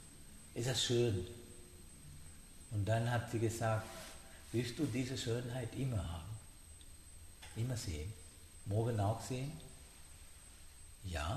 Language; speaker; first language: German; non-native, learner; Sinhala